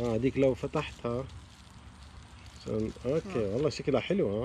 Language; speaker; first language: Arabic; native; Arabic